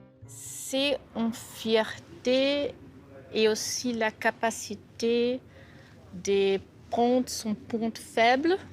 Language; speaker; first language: French; non-native, fluent; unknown